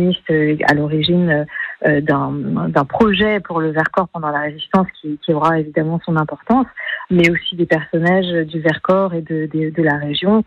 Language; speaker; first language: French; native; French